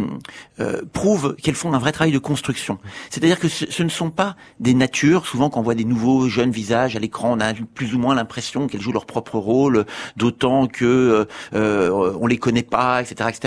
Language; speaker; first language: French; native; French